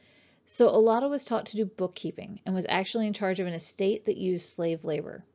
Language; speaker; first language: English; native; English